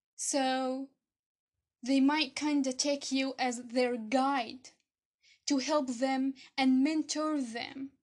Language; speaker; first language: English; non-native, fluent; Arabic